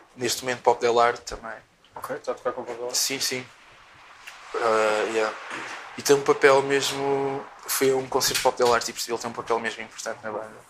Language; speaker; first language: Portuguese; native; Portuguese